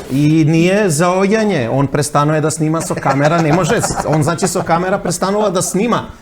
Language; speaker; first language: Macedonian; early bilingual, heritage; Macedonian